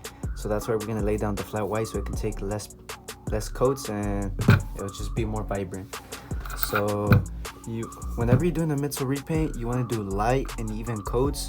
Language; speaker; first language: English; native; English